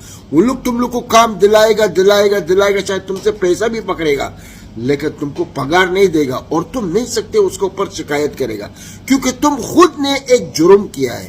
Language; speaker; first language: Hindi; non-native, learner; Arabic